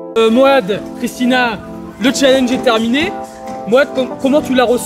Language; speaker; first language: French; native; French